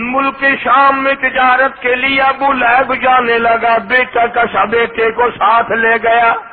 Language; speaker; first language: Urdu; native; Urdu